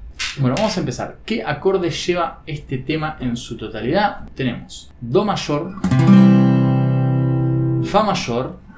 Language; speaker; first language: Spanish; native; Spanish